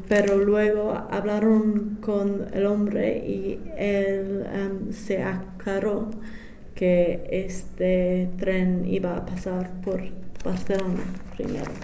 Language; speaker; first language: Spanish; non-native, fluent; English